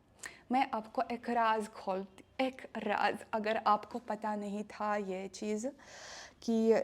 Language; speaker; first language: Hindi; non-native, learner; Russian